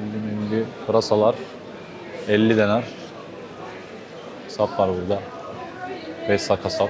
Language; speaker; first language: Turkish; native; Turkish